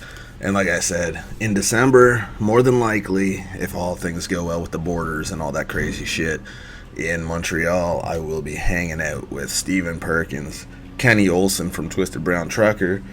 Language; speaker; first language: English; native; English